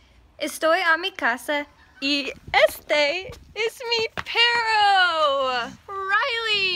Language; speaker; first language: Spanish; non-native, learner; English